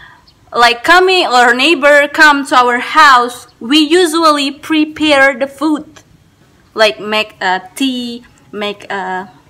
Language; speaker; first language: English; non-native, learner; Indonesian